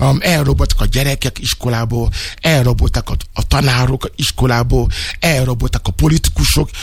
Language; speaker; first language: Hungarian; non-native, fluent; Yoruba